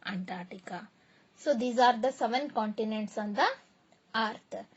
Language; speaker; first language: English; non-native, local second language; Kannada